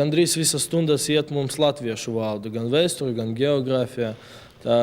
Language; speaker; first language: Latvian; non-native, local second language; Russian